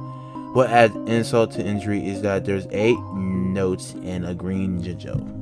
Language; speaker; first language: English; native; English